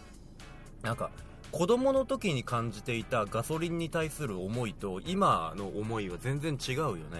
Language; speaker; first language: Japanese; native; Japanese